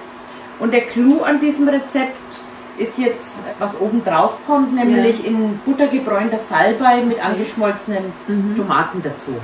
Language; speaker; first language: German; native; German